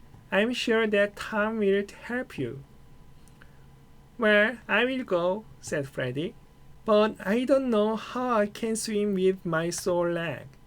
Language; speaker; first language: English; non-native, fluent; Korean